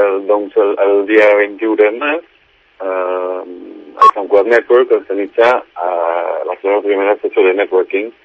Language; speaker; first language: Catalan; non-native, fluent; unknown